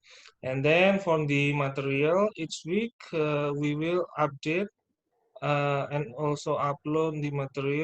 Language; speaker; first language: English; non-native, fluent; Indonesian